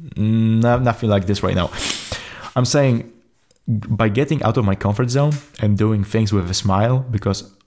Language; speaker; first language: English; non-native, fluent; Polish